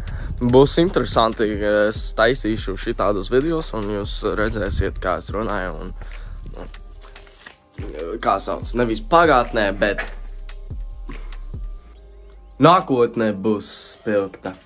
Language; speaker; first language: Latvian; early bilingual, heritage; English